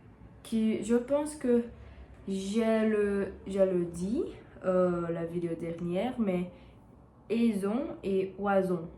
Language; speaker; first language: French; non-native, learner; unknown